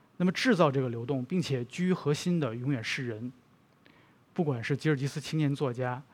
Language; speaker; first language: Chinese; native; Chinese